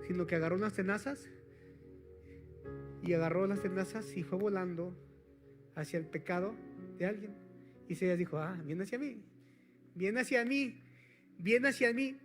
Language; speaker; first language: Spanish; native; Spanish